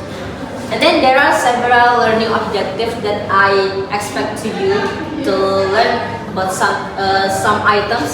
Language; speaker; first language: English; non-native, learner; Indonesian